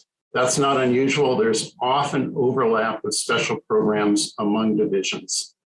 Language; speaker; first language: English; native; English